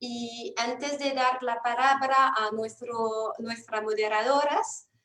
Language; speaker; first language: Spanish; non-native, fluent; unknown